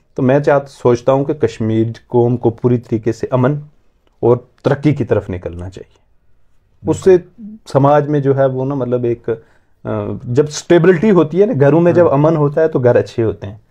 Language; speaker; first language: Hindi; native; Hindi